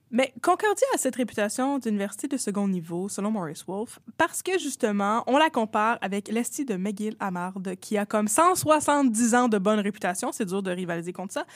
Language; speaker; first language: French; native; French